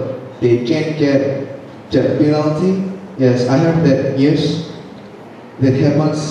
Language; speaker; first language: English; non-native, learner; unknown